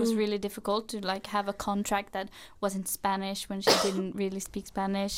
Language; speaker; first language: English; non-native, fluent; Norwegian